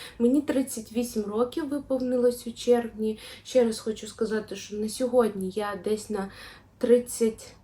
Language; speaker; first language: Ukrainian; non-native, local second language; Russian